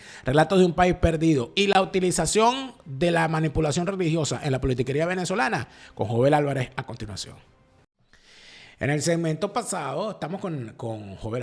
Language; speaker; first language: Spanish; native; Spanish